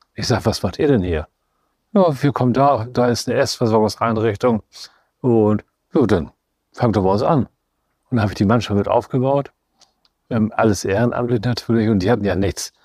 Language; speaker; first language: German; native; German